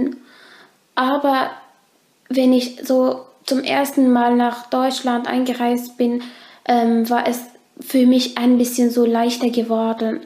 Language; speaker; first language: German; non-native, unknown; Turkish